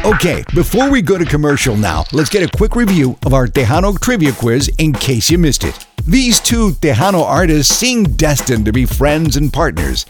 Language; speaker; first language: English; early bilingual, other home language; Spanish